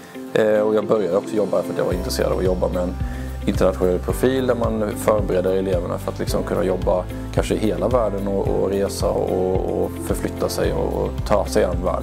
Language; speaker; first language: Swedish; native; Swedish